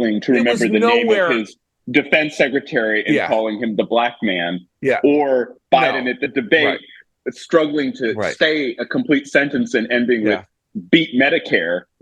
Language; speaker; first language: English; native; English